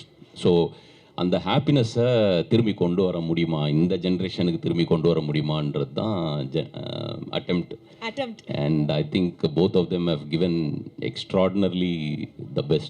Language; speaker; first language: Tamil; native; Tamil